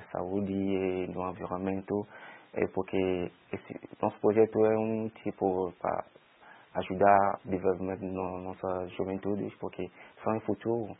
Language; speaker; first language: Portuguese; non-native, local second language; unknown